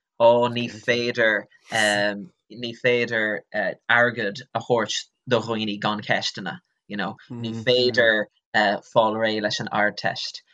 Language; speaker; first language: Irish; non-native, local second language; English